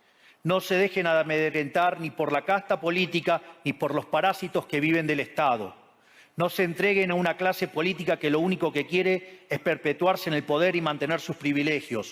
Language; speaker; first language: Spanish; native; Spanish